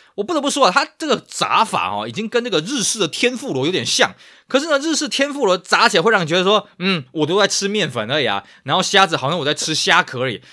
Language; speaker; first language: Chinese; native; Chinese